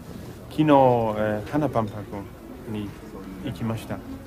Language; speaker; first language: Japanese; non-native, learner; Danish